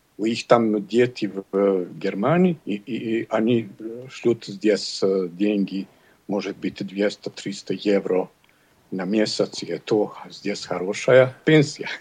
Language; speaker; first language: Russian; non-native, learner; Bosnian